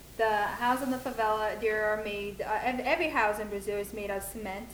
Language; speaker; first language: English; non-native, fluent; Portuguese